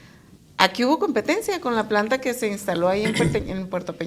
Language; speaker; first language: Spanish; native; Spanish